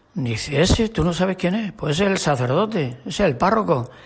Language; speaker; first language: Spanish; native; Spanish